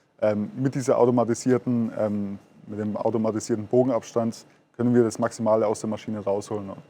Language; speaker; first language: German; native; German